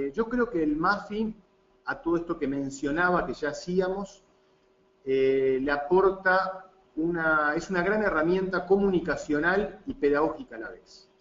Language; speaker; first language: Spanish; native; Spanish